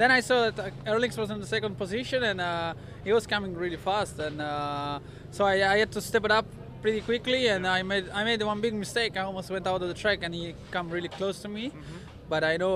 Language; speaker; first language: English; non-native, fluent; Italian